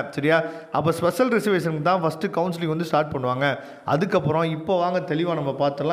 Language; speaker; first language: Tamil; native; Tamil